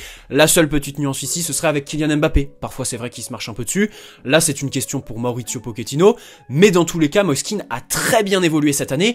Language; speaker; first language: French; native; French